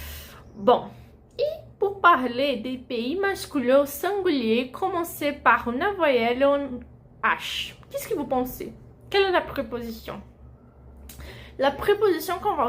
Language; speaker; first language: French; non-native, fluent; Portuguese